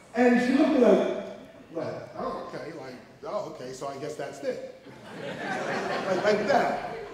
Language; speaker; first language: English; native; English